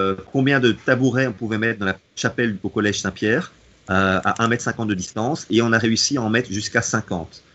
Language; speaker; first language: French; native; French